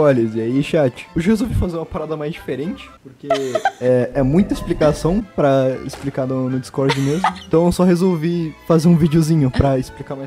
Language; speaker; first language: Portuguese; native; Portuguese